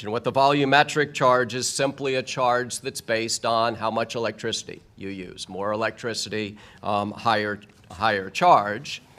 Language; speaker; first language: English; native; English